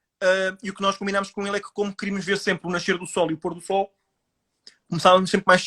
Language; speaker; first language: Portuguese; native; Portuguese